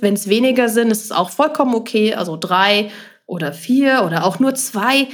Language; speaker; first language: German; native; German